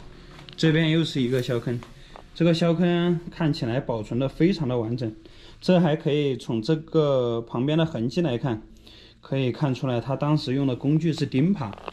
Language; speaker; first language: Chinese; native; Chinese